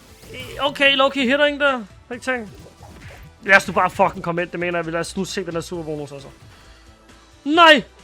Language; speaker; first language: Danish; native; Danish